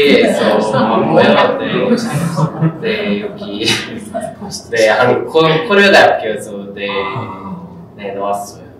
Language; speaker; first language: Korean; non-native, fluent; Norwegian